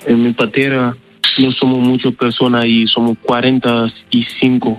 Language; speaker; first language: Spanish; non-native, learner; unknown